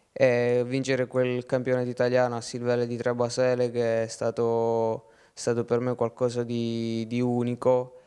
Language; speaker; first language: Italian; native; Italian